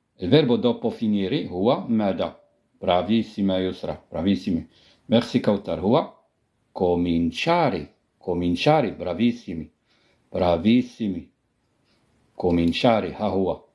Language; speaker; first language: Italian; non-native, fluent; Arabic